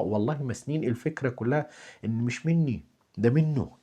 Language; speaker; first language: Arabic; native; Arabic